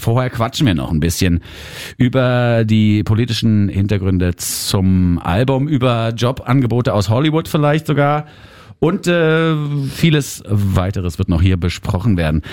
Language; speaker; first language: German; native; German